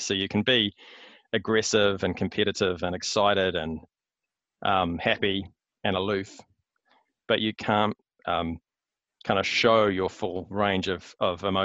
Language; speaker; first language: English; native; English